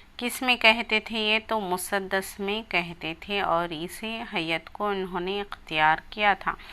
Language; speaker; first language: Urdu; native; Urdu